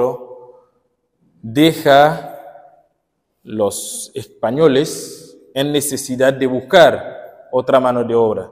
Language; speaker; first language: Spanish; non-native, fluent; Haitian Creole